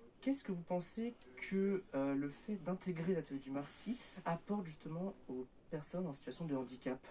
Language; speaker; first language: French; native; French